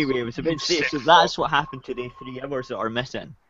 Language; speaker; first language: English; native; English